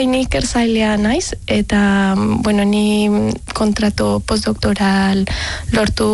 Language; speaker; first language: Basque; non-native, learner; Spanish